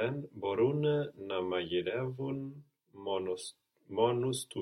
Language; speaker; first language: Greek; non-native, learner; English